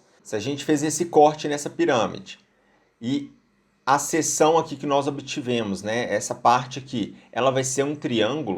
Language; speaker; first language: Portuguese; native; Portuguese